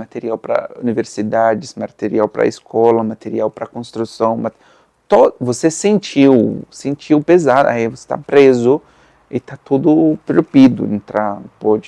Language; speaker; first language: Portuguese; non-native, fluent; Arabic